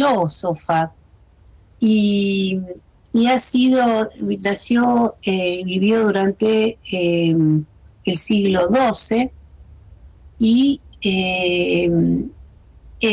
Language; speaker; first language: Spanish; native; Spanish